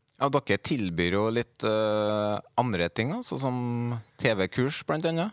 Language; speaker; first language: Norwegian; native; Norwegian